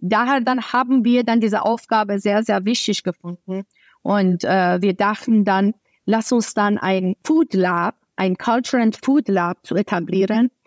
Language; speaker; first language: German; non-native, fluent; Persian